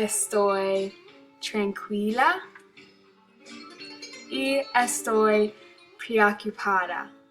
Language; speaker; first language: Spanish; non-native, learner; English